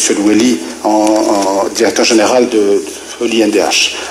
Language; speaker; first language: French; non-native, local second language; Arabic